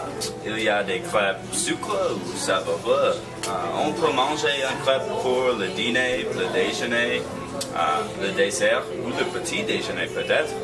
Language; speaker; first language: French; non-native, learner; English